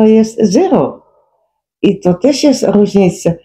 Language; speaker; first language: Polish; non-native, learner; Dutch